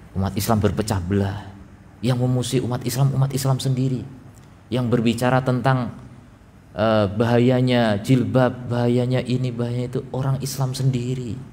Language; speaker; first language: Indonesian; native; Indonesian